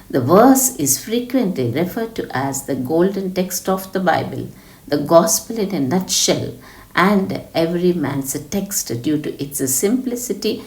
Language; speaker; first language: English; non-native, local second language; Telugu